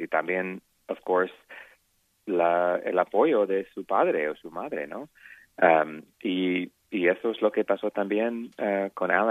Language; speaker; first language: Spanish; non-native, learner; English